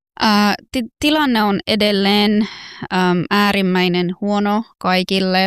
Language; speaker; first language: Finnish; non-native, fluent; Persian